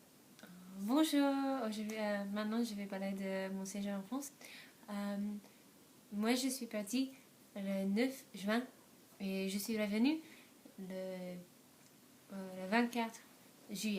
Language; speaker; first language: French; non-native, learner; English